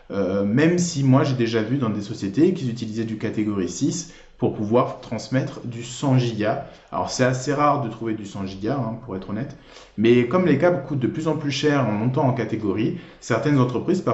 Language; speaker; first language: French; native; French